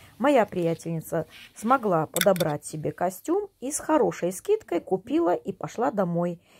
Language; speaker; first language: Russian; native; Russian